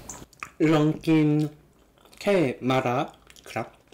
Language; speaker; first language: Thai; non-native, learner; Korean